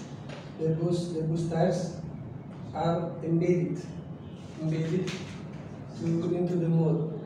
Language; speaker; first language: English; non-native, learner; Indonesian